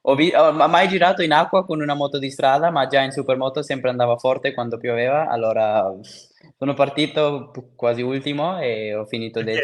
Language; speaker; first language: Italian; non-native, fluent; Swiss German